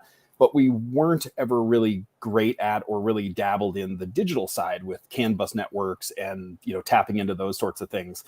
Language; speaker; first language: English; native; English